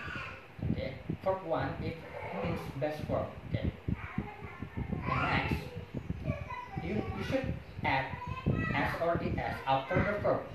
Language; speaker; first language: English; non-native, learner; Indonesian